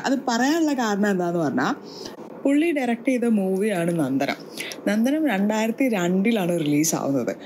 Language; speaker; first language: Malayalam; native; Malayalam